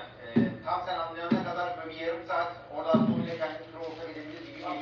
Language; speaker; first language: Turkish; native; Turkish